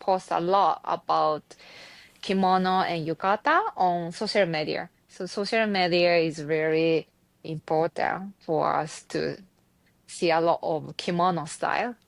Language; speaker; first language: English; non-native, learner; Japanese